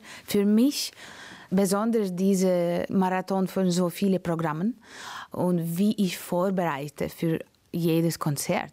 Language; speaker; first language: German; non-native, learner; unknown